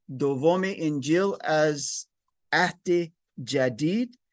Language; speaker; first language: Persian; non-native, learner; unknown